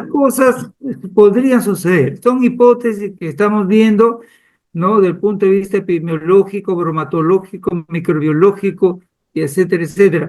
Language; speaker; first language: Spanish; native; Spanish